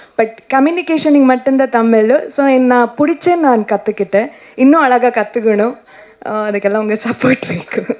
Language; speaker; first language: Tamil; non-native, learner; Kannada